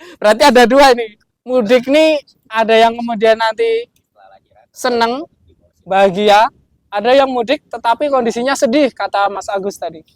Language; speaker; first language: Indonesian; non-native, local second language; Sundanese